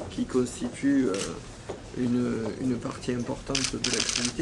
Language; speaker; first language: French; native; French